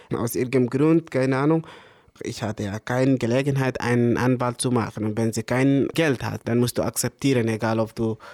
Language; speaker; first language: German; early bilingual, other home language; Arabic